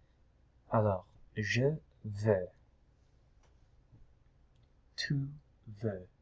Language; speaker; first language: French; non-native, local second language; English